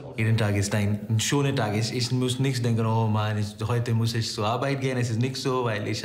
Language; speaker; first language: German; non-native, learner; Malayalam